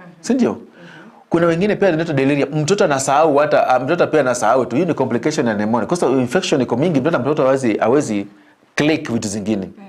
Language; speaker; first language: Swahili; non-native, local second language; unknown